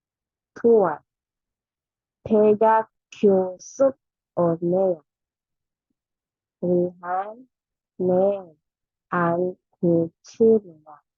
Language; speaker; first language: Korean; non-native, learner; Filipino